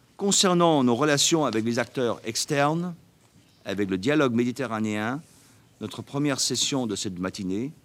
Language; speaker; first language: French; non-native, fluent; Danish